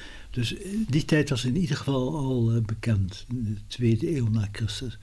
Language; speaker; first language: Dutch; native; Dutch